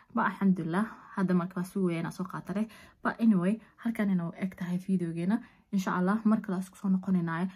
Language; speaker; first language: Somali; early bilingual, heritage; Somali